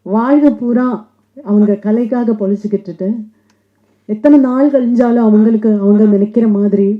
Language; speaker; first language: Tamil; non-native, local second language; Malayalam